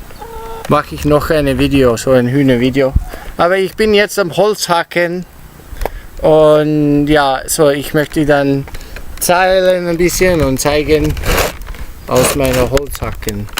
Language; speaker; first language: German; non-native, learner; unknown